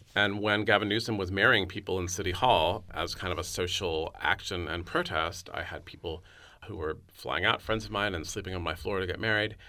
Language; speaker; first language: English; native; English